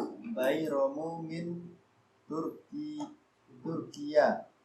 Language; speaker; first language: Arabic; non-native, learner; Indonesian